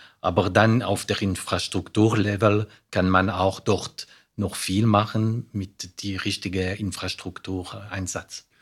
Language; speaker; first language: German; non-native, fluent; French